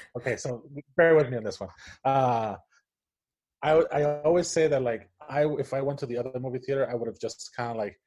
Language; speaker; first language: English; non-native, fluent; Spanish